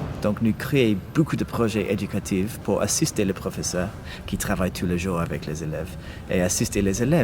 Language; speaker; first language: French; non-native, learner; English